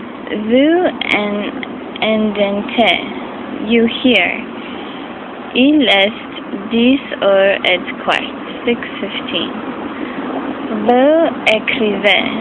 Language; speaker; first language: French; non-native, learner; English